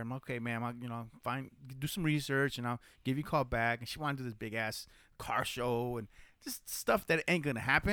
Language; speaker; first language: English; early bilingual, other home language; Spanish